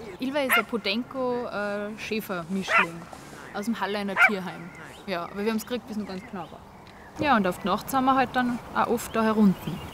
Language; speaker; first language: German; native; German